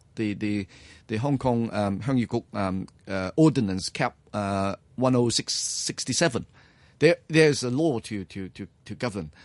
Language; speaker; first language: English; non-native, local second language; Cantonese